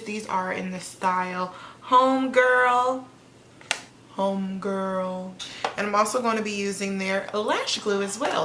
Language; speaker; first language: English; native; English